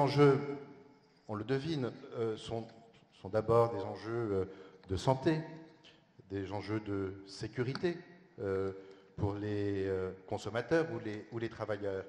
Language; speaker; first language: French; native; French